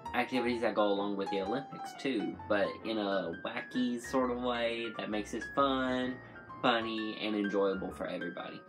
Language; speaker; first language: English; native; English